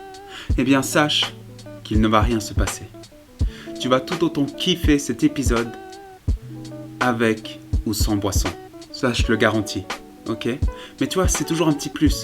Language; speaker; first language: French; native; French